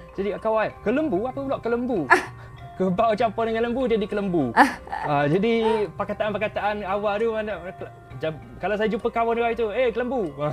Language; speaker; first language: Malay; non-native, fluent; English